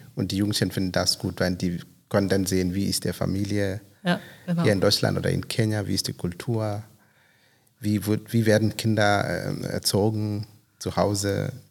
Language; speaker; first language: German; non-native, fluent; Swahili